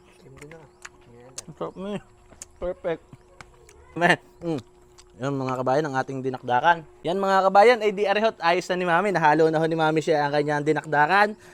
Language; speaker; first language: Filipino; native; Filipino